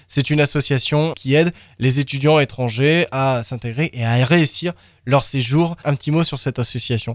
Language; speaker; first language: French; native; French